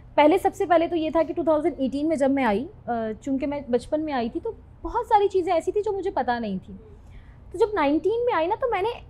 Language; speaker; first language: Urdu; native; Urdu